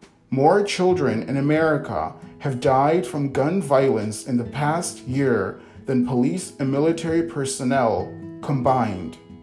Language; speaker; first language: English; early bilingual, other home language; Portuguese